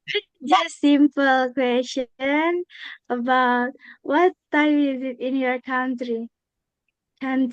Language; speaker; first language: English; non-native, learner; Indonesian